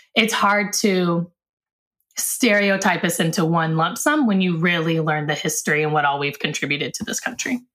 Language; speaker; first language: English; native; English